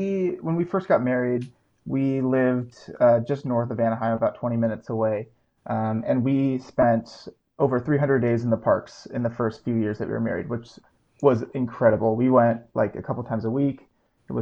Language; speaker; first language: English; native; English